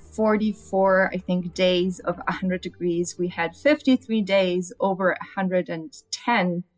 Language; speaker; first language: English; non-native, fluent; German